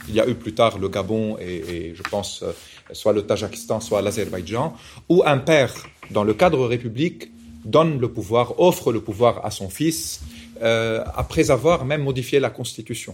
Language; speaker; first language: French; non-native, local second language; Arabic